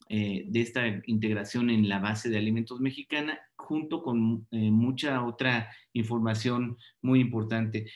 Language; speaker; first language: Spanish; native; Spanish